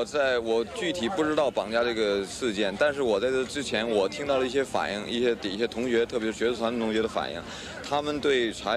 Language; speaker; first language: Chinese; native; Chinese